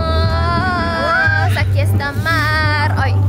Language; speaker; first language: Spanish; non-native, fluent; Korean